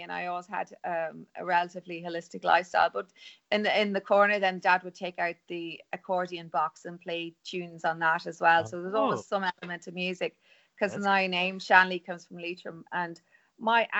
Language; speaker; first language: English; non-native, local second language; Irish